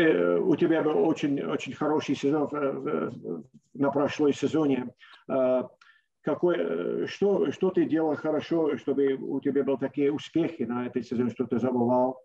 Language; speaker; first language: Russian; early bilingual, heritage; Russian